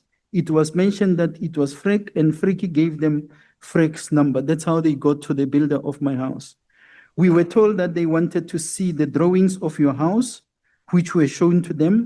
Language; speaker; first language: English; non-native, local second language; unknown